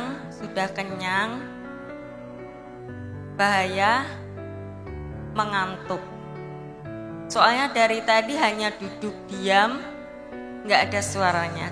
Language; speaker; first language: Indonesian; native; Indonesian